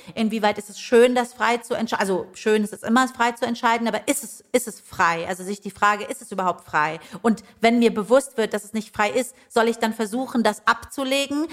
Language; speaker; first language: German; early bilingual, other home language; Persian